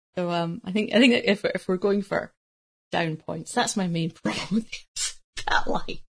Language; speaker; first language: English; native; English